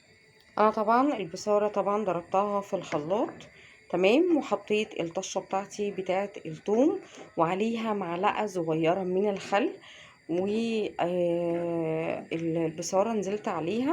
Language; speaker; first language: Arabic; native; Arabic